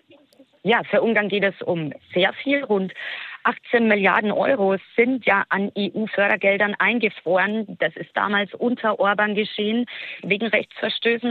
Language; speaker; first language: German; native; German